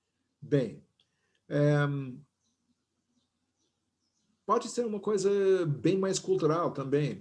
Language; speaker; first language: Portuguese; non-native, fluent; English